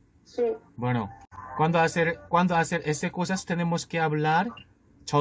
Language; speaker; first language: Spanish; non-native, learner; Korean